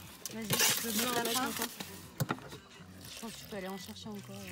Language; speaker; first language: French; native; French